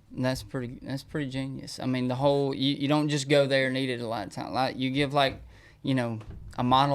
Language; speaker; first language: English; native; English